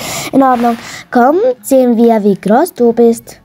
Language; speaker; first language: German; non-native, learner; Arabic